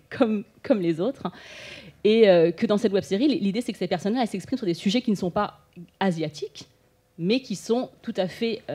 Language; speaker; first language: French; native; French